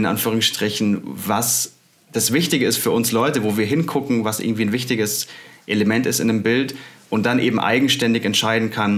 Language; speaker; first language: German; native; German